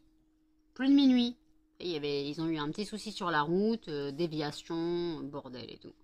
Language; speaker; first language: French; native; French